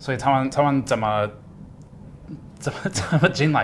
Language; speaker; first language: Chinese; non-native, learner; English